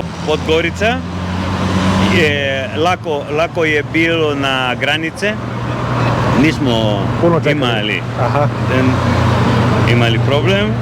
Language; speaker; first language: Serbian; non-native, learner; Greek